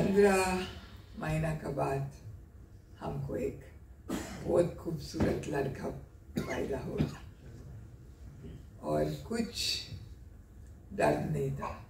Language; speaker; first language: Hindi; non-native, local second language; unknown